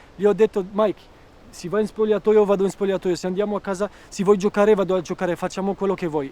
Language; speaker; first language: Italian; non-native, fluent; French